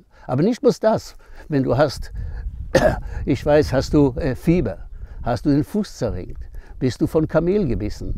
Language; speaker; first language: German; non-native, fluent; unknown